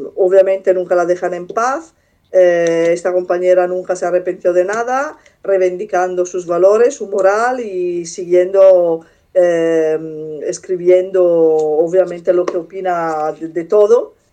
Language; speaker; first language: Spanish; non-native, fluent; Italian